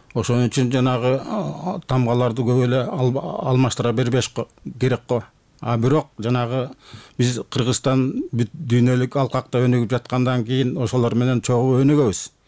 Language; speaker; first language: Kyrgyz; native; Kyrgyz